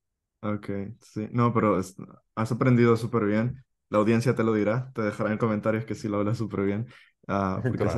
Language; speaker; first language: Spanish; native; Spanish